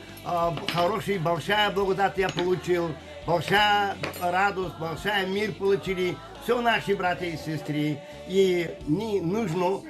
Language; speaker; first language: Russian; non-native, learner; Bulgarian